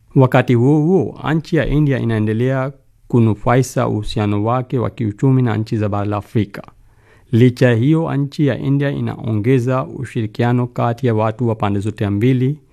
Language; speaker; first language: Swahili; non-native, fluent; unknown